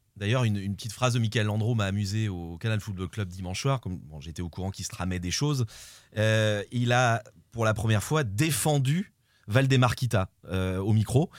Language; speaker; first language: French; native; French